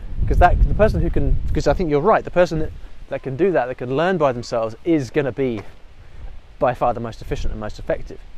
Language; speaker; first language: English; native; English